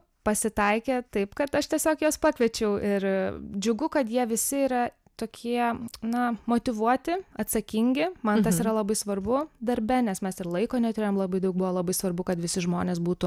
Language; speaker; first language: Lithuanian; native; Lithuanian